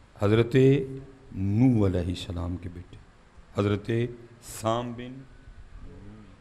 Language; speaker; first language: Urdu; non-native, local second language; Punjabi